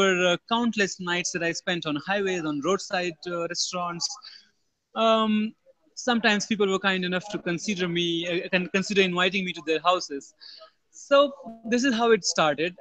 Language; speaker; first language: English; non-native, local second language; Hindi